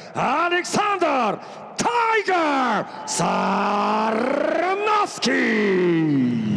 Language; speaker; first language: Russian; native; Russian